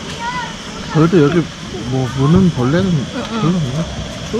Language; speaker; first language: Korean; native; Korean